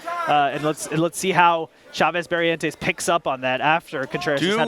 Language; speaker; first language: English; native; English